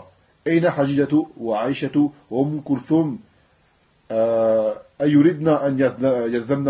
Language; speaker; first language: Arabic; non-native, fluent; French